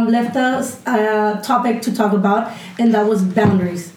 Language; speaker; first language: English; early bilingual, other home language; Spanish